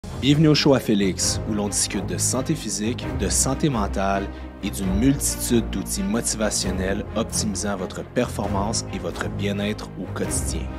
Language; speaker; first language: French; native; French